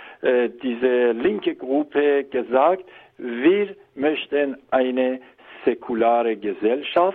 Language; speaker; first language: German; non-native, learner; Persian